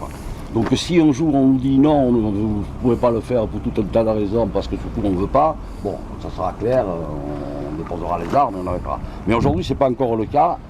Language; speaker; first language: French; native; French